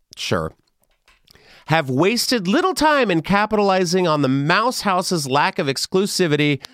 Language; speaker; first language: English; native; English